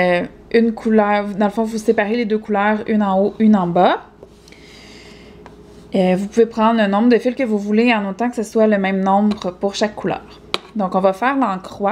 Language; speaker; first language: French; native; French